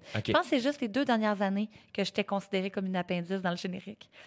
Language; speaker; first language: French; native; French